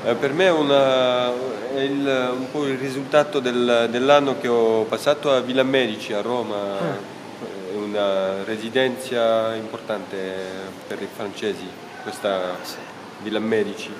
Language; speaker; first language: Italian; non-native, fluent; French